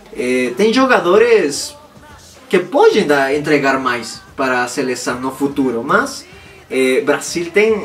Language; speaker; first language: Portuguese; non-native, fluent; Spanish